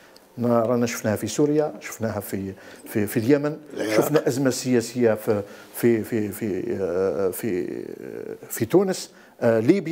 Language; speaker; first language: Arabic; native; Arabic